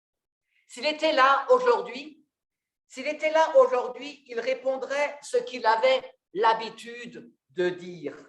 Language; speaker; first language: French; native; French